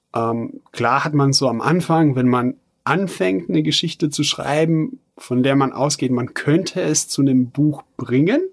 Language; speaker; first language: German; non-native, fluent; Bosnian